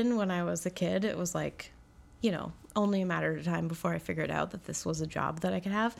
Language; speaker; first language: English; native; English